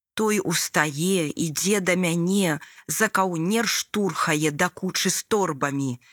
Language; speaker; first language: Belarusian; native; Belarusian